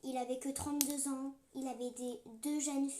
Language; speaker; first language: French; native; French